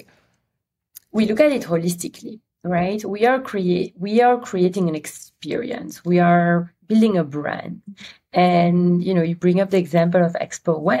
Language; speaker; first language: English; non-native, fluent; Dutch